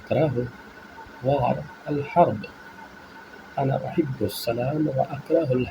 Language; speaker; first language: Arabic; non-native, fluent; Urdu